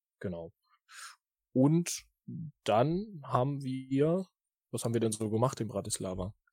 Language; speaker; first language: German; native; German